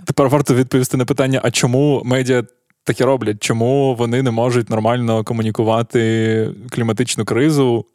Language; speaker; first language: Ukrainian; native; Ukrainian